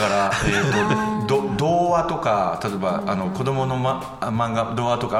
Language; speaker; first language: Japanese; native; Japanese